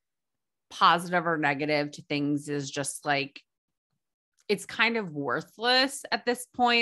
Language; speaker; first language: English; native; English